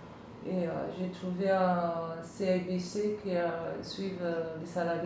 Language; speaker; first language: French; non-native, learner; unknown